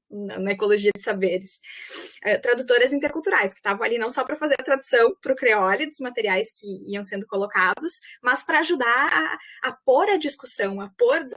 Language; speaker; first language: Portuguese; native; Portuguese